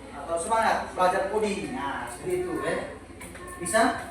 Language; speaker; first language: Indonesian; native; Indonesian